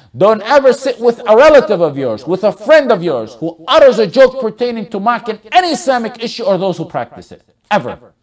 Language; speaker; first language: English; early bilingual, other home language; Arabic